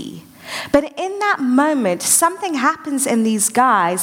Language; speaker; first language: English; native; English